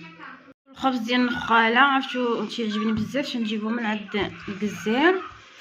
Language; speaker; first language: Arabic; native; Arabic